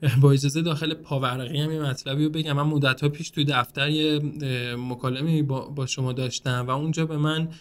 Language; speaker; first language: Persian; native; Persian